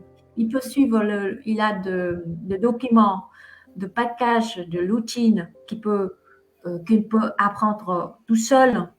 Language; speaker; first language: French; non-native, fluent; Vietnamese